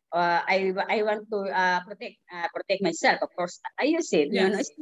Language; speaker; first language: English; non-native, local second language; Filipino